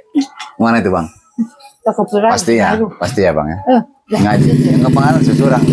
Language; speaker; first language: Indonesian; native; Indonesian